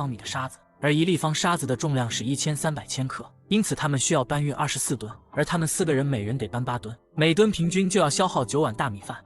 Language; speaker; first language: Chinese; native; Chinese